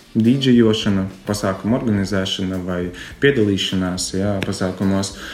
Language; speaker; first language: Latvian; non-native, local second language; Russian